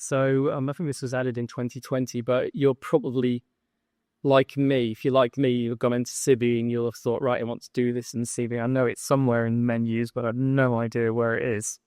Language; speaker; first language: English; native; English